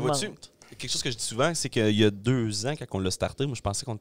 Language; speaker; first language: French; native; French